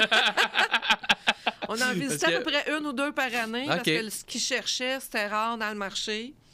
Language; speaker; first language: French; native; French